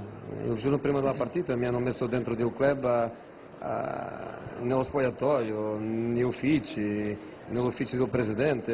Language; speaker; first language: Italian; non-native, fluent; Portuguese